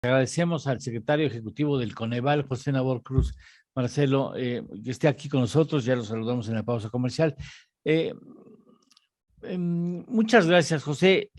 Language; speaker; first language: Spanish; native; Spanish